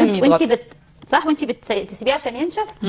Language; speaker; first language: Arabic; native; Arabic